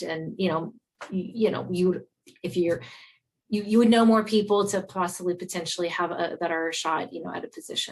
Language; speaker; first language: English; native; English